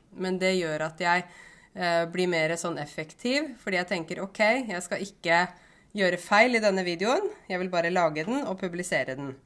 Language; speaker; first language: Norwegian; native; Norwegian